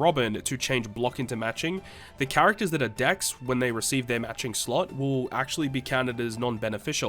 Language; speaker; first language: English; native; English